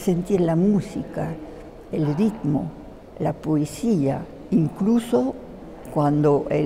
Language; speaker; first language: Spanish; non-native, fluent; French